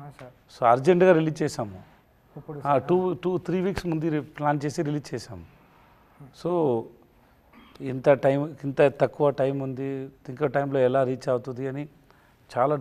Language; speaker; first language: Telugu; non-native, learner; Tamil